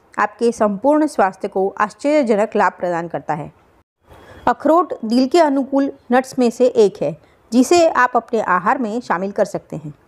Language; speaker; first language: Hindi; non-native, local second language; Gujarati